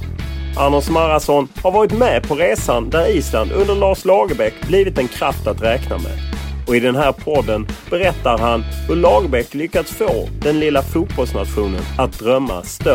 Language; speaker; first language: Swedish; native; Swedish